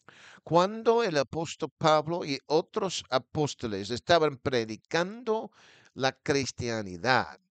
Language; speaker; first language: Spanish; non-native, fluent; English